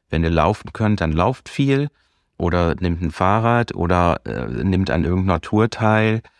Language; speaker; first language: German; native; German